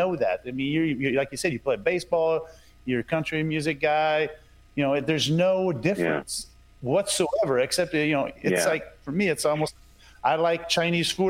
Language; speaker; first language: English; non-native, fluent; French